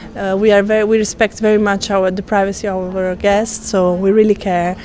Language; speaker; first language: English; non-native, fluent; Italian